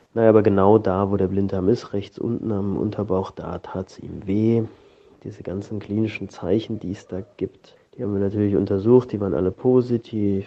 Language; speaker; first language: German; native; German